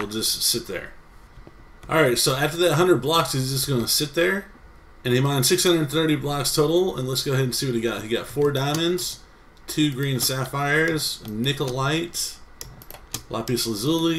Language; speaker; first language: English; native; English